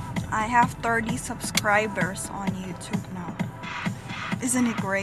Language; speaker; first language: English; non-native, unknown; Indonesian